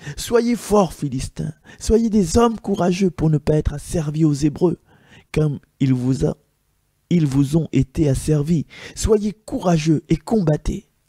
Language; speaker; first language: French; non-native, local second language; Malagasy